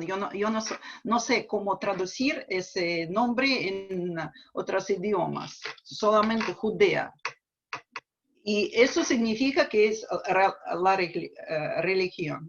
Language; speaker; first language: Spanish; non-native, fluent; Russian